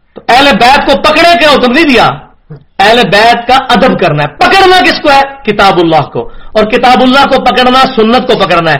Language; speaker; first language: Urdu; non-native, local second language; Punjabi